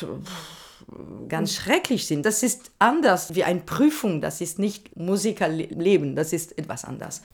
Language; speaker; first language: German; non-native, learner; French